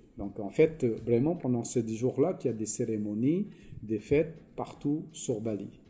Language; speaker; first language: French; non-native, fluent; Balinese